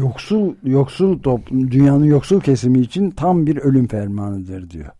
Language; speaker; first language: Turkish; native; Turkish